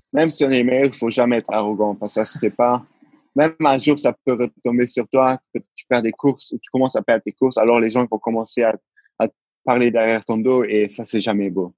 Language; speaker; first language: French; non-native, local second language; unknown